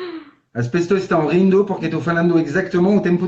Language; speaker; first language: Portuguese; non-native, fluent; French